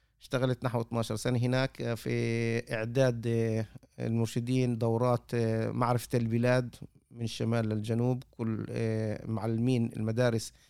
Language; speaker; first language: Arabic; native; Arabic